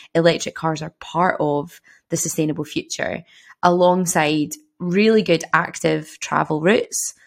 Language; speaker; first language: English; native; English